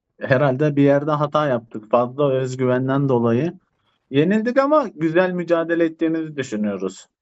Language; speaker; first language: Turkish; native; Turkish